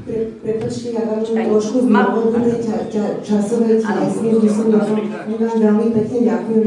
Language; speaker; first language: Slovak; native; Slovak